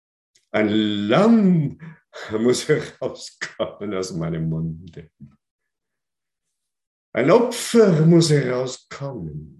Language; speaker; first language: German; non-native, fluent; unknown